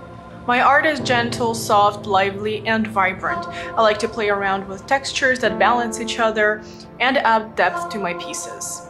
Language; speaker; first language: English; non-native, fluent; Russian